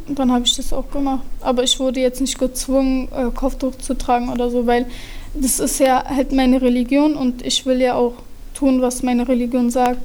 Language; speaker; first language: German; early bilingual, other home language; Turkish